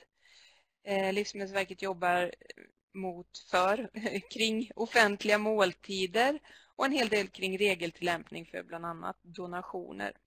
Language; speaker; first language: Swedish; native; Swedish